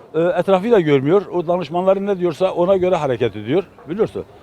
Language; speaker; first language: Turkish; native; Turkish